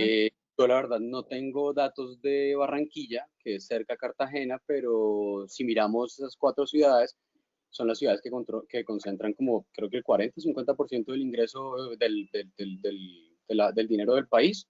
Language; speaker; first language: Spanish; native; Spanish